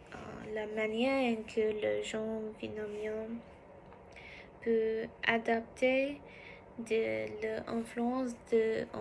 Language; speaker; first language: French; non-native, learner; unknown